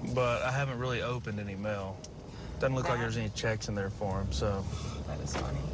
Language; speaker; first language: English; native; English